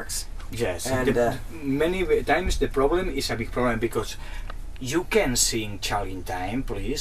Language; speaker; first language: English; non-native, learner; Spanish